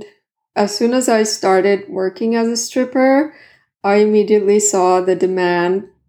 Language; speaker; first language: English; non-native, fluent; Swedish